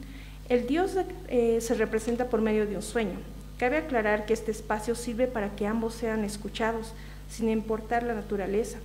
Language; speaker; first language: Spanish; native; Spanish